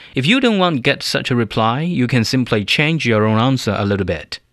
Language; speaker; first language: English; non-native, fluent; Chinese